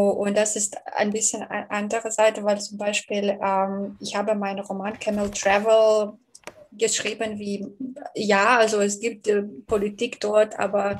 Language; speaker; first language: German; non-native, fluent; Belarusian